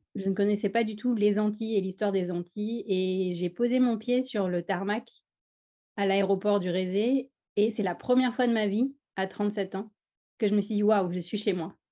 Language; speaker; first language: French; native; French